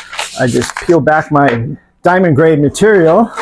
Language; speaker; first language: English; native; English